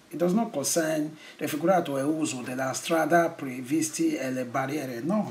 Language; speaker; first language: Italian; non-native, learner; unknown